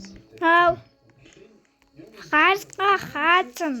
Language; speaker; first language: Mongolian; early bilingual, heritage; Mongolian